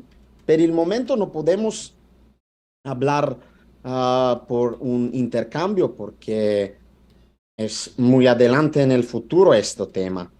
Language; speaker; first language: Spanish; non-native, fluent; Italian